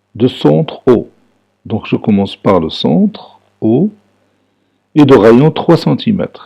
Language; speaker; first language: French; non-native, local second language; Arabic